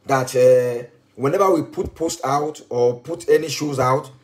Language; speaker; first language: English; non-native, local second language; Yoruba